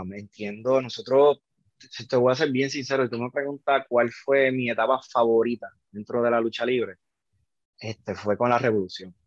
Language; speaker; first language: Spanish; native; Spanish